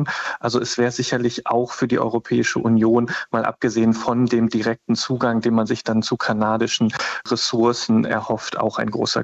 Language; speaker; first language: German; native; German